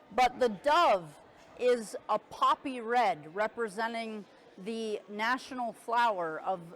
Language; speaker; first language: English; native; English